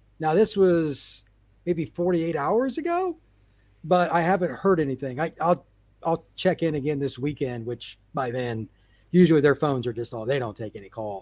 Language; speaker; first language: English; native; English